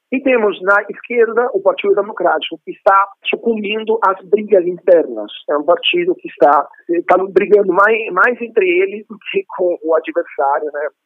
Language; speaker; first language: Portuguese; non-native, fluent; Italian